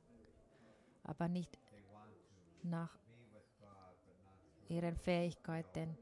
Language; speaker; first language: German; non-native, fluent; Finnish